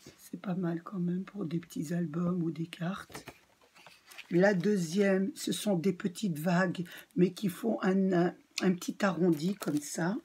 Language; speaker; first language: French; native; French